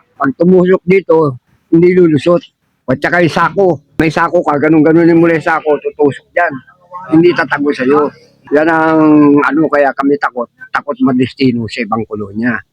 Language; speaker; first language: Filipino; native; Filipino